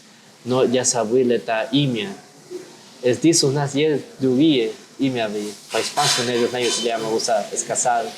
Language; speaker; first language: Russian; non-native, learner; Spanish